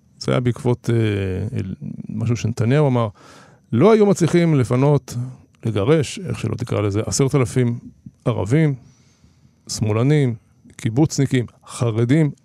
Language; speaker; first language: Hebrew; native; Hebrew